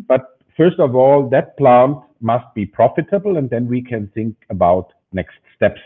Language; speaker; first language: English; non-native, fluent; German